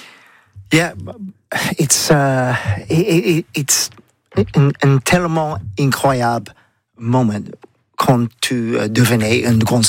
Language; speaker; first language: French; non-native, learner; English